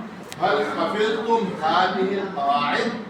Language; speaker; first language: Arabic; non-native, fluent; Urdu